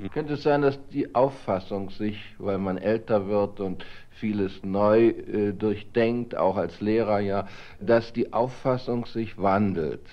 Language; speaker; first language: German; native; German